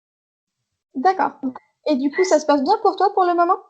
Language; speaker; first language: French; native; French